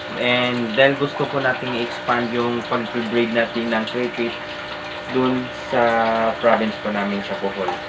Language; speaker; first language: Filipino; non-native, local second language; Cebuano